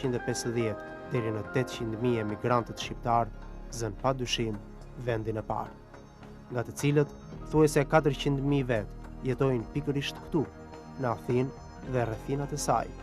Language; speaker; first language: Albanian; native; Albanian